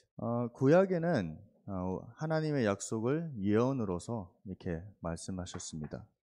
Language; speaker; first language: Korean; early bilingual, heritage; Korean